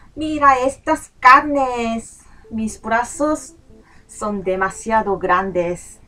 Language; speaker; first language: Spanish; non-native, fluent; Korean